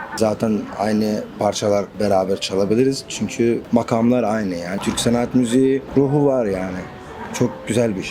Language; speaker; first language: Turkish; non-native, learner; Arabic